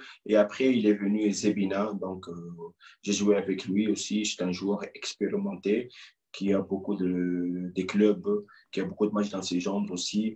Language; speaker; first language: French; non-native, local second language; Arabic